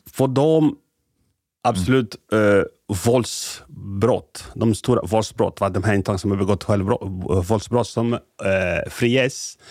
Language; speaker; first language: Swedish; non-native, fluent; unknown